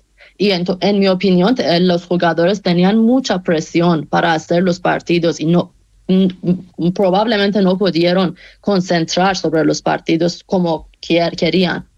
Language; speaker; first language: Spanish; non-native, fluent; Persian